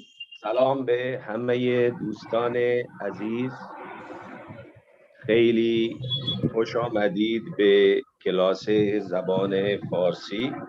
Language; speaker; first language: Persian; non-native, fluent; Hindi